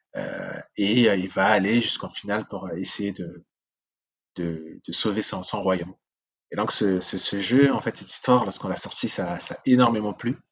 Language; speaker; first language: French; non-native, local second language; Sango